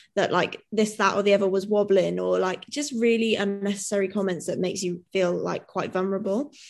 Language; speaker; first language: English; native; English